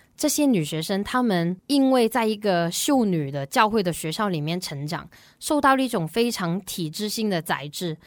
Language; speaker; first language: Chinese; non-native, local second language; Cantonese